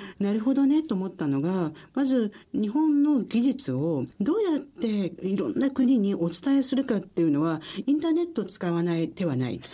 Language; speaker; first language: Japanese; native; Japanese